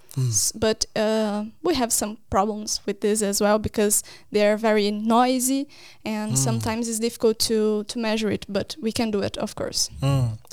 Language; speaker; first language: English; non-native, fluent; Portuguese